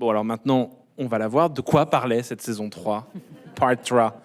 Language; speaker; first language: French; native; French